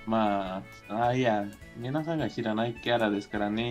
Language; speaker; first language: Japanese; non-native, learner; Spanish